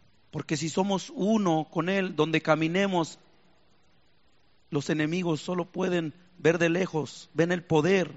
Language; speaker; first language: Spanish; native; Spanish